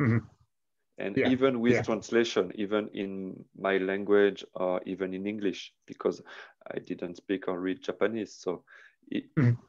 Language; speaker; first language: English; non-native, learner; French